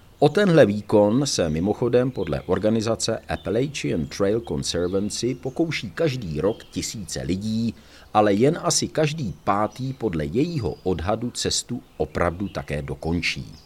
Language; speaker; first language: Czech; native; Czech